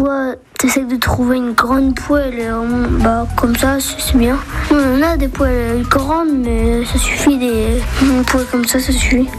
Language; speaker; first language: French; native; French